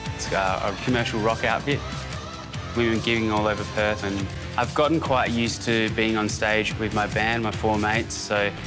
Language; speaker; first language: English; native; English